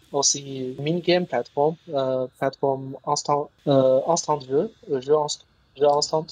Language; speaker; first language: French; non-native, learner; Chinese